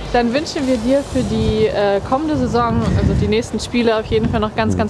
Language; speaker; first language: German; native; German